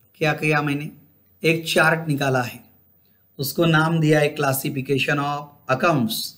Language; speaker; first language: Hindi; non-native, local second language; Marathi